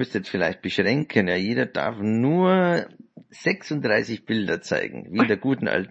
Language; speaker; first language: German; native; German